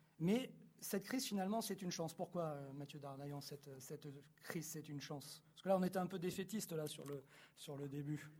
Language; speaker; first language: French; native; French